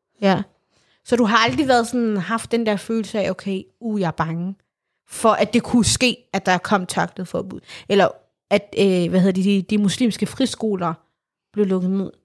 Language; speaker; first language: Danish; early bilingual, other home language; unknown